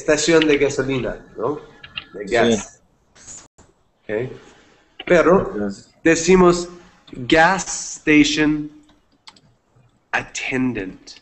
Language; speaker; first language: Spanish; non-native, fluent; English